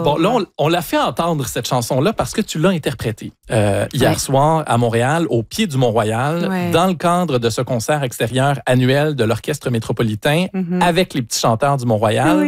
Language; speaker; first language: French; native; French